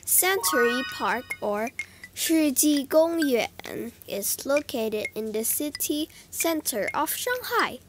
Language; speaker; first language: English; non-native, fluent; Indonesian